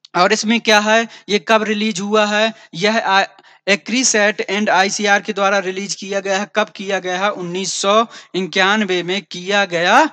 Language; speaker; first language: Hindi; native; Hindi